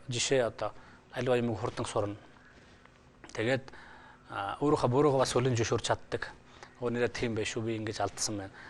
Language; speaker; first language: Mongolian; non-native, fluent; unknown